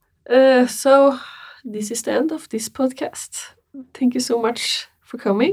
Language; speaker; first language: English; non-native, learner; Norwegian